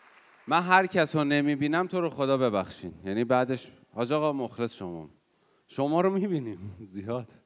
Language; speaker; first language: Persian; native; Persian